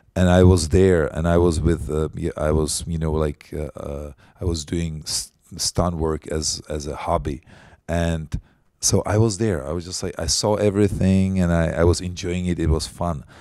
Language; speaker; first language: English; non-native, fluent; Czech